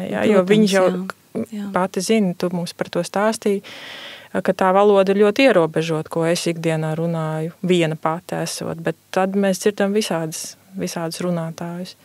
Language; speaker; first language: Latvian; native; Latvian